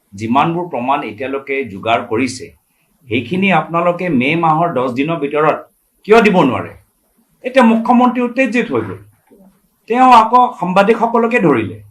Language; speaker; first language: Assamese; native; Assamese